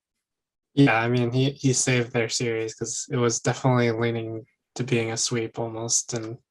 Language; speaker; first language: English; native; English